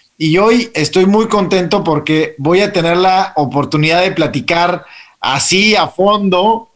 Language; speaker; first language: Spanish; native; Spanish